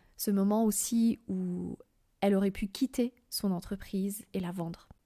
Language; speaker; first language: French; native; French